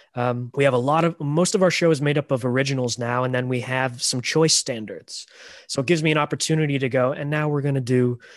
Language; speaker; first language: English; native; English